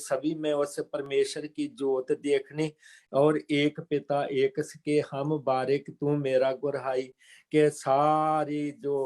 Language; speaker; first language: Hindi; non-native, local second language; Punjabi